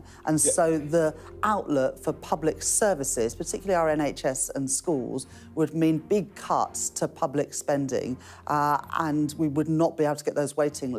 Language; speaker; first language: English; native; English